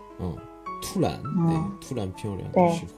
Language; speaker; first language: Chinese; non-native, learner; Korean